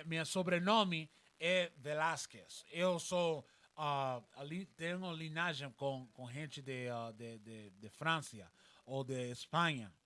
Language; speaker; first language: Portuguese; non-native, learner; Spanish